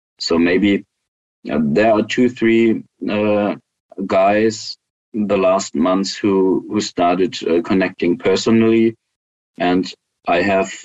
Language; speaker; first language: English; non-native, fluent; German